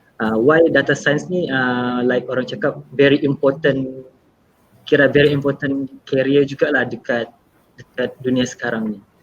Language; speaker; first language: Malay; native; Malay